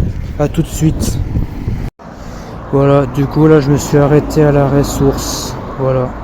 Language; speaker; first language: French; native; French